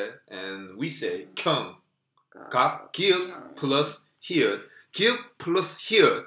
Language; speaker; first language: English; non-native, fluent; Korean